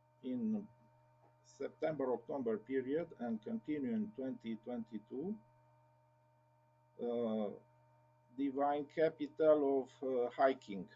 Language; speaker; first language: English; non-native, learner; Romanian